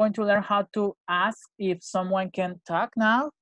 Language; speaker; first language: English; non-native, fluent; Spanish